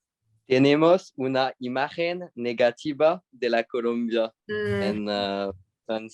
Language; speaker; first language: Spanish; non-native, learner; French